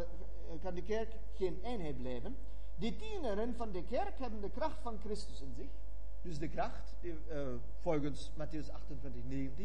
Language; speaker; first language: Dutch; non-native, fluent; German